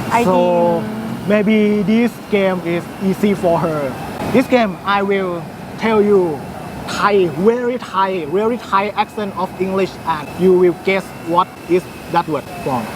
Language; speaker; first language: English; non-native, learner; Thai